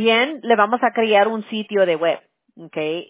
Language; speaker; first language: Spanish; early bilingual, heritage; Spanish